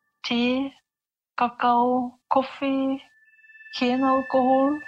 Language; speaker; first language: Dutch; non-native, fluent; Norwegian